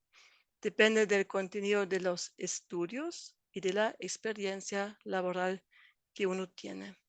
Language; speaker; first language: Spanish; non-native, fluent; German